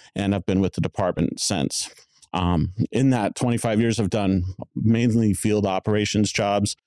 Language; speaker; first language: English; native; English